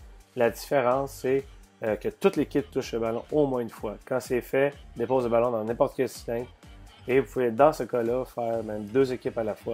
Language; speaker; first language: French; native; French